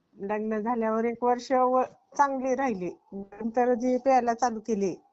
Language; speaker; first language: Marathi; native; Marathi